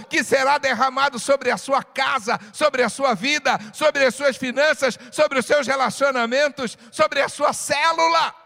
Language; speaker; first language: Portuguese; native; Portuguese